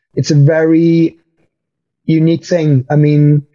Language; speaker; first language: English; native; English